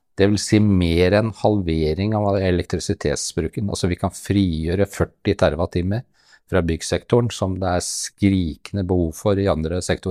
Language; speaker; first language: Norwegian; native; Norwegian